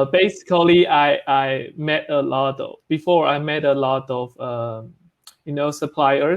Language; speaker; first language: English; non-native, learner; Chinese